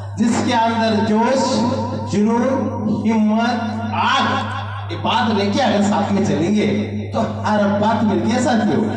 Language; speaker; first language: Hindi; non-native, local second language; Marathi